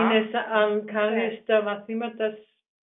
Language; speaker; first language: Greek; non-native, learner; German